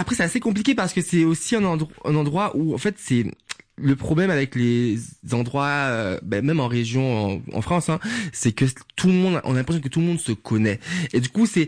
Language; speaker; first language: French; non-native, local second language; Guadeloupean Creole French